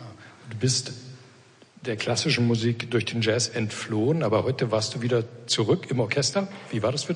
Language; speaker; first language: German; native; German